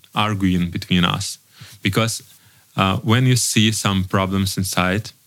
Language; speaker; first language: English; non-native, learner; Russian